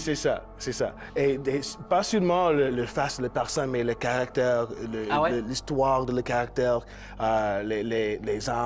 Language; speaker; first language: French; non-native, local second language; English